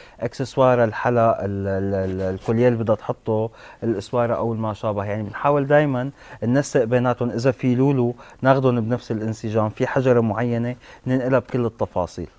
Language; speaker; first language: Arabic; native; Arabic